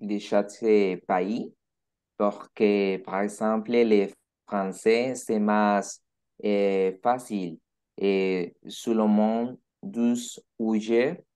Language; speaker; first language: French; non-native, learner; Spanish